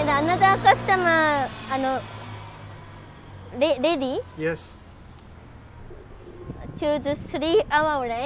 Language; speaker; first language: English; non-native, learner; Japanese